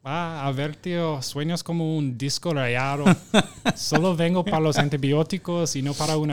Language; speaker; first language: Spanish; non-native, fluent; English